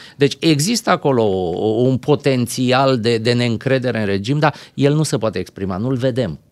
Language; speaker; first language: Romanian; native; Romanian